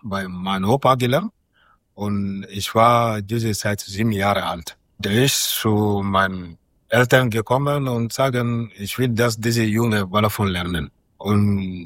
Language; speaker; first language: German; non-native, learner; Mandingo